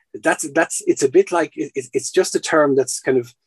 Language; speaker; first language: English; native; English